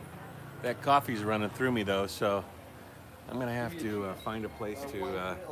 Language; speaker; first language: English; native; English